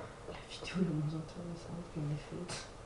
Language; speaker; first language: French; native; French